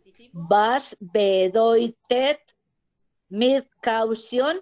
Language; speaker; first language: German; non-native, learner; Spanish